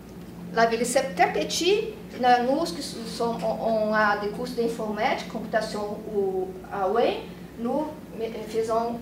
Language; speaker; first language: French; non-native, learner; Portuguese